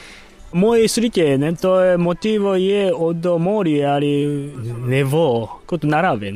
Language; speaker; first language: Slovenian; non-native, learner; Japanese